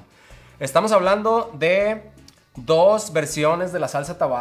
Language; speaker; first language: Spanish; native; Spanish